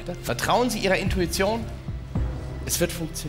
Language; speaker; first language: German; native; German